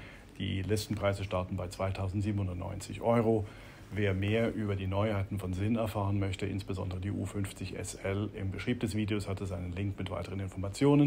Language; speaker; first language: German; native; German